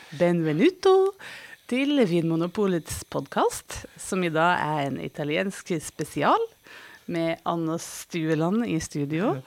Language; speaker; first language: Norwegian; native; Norwegian